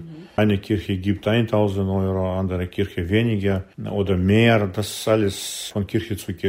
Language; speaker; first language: German; non-native, learner; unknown